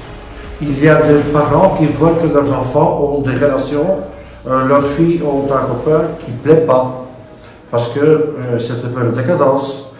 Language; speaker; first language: French; non-native, local second language; Dutch